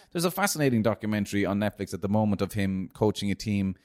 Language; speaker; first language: English; native; English